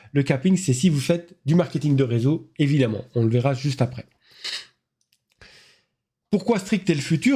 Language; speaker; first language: French; native; French